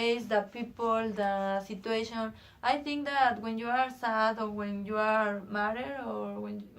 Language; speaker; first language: English; non-native, learner; Spanish